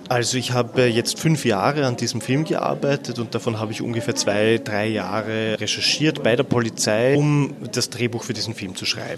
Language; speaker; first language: German; native; German